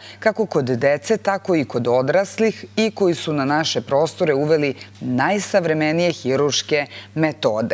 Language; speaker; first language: Bosnian; native; Bosnian